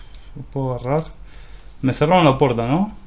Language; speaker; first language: Spanish; native; Spanish